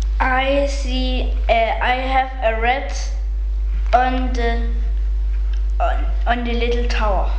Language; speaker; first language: English; non-native, learner; German